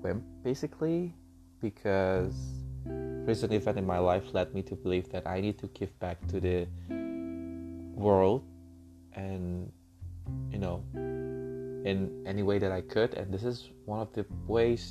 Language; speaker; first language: English; non-native, fluent; Indonesian